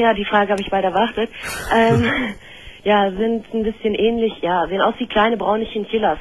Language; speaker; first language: German; native; German